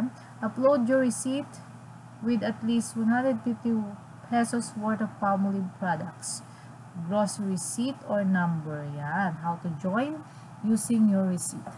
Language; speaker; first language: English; non-native, local second language; Filipino